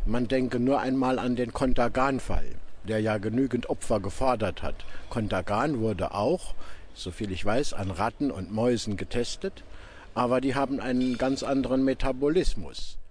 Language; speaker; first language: German; native; German